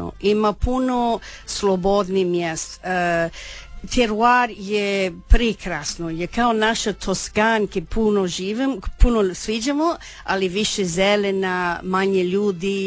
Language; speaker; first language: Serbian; early bilingual, heritage; Croatian